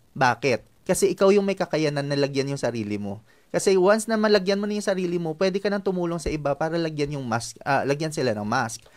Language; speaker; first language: Filipino; non-native, local second language; Hiligaynon